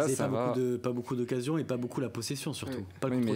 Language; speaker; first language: French; native; French